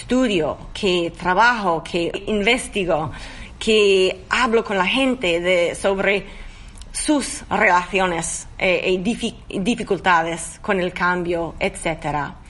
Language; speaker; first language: Spanish; non-native, learner; English